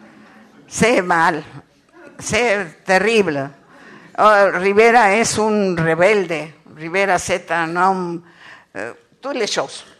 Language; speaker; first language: French; non-native, learner; Spanish